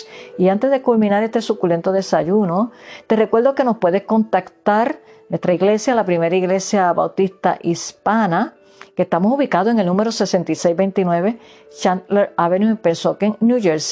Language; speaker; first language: Spanish; native; Spanish